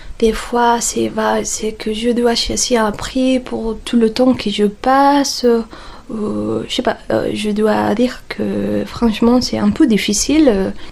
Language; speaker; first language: French; non-native, fluent; Spanish